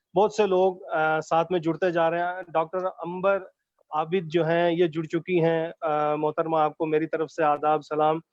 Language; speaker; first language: Urdu; native; Urdu